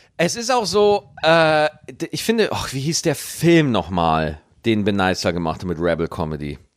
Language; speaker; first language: German; native; German